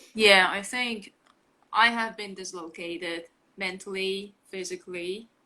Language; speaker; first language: English; non-native, fluent; Chinese